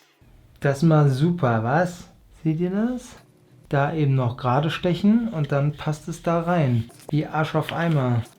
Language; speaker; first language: German; native; German